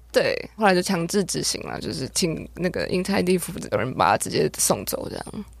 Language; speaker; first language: Chinese; native; Chinese